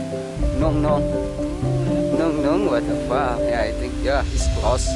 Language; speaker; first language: English; non-native, learner; Indonesian